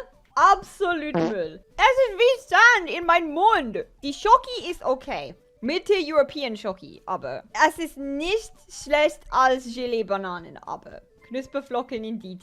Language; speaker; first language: German; non-native, learner; English